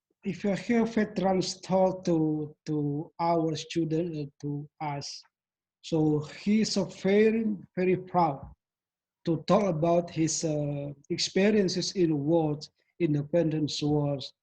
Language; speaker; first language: English; non-native, learner; Indonesian